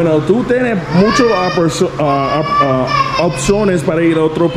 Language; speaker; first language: Spanish; non-native, learner; English